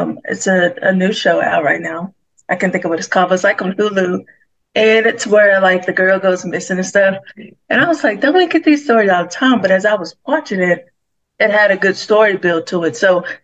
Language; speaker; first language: English; native; English